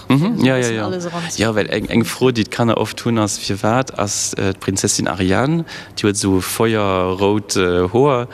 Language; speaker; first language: Luxembourgish; native; Luxembourgish